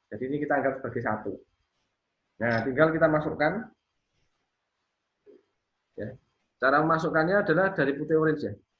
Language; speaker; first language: Indonesian; native; Indonesian